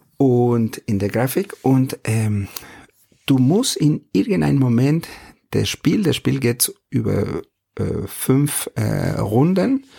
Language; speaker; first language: German; non-native, fluent; Spanish